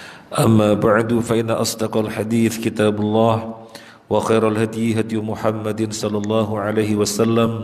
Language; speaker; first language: Arabic; non-native, fluent; Indonesian